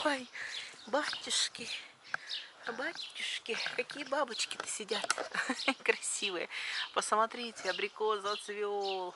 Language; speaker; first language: Russian; native; Russian